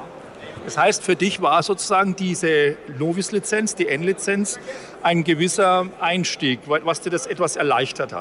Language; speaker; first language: German; native; German